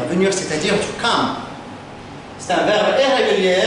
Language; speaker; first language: French; non-native, fluent; Arabic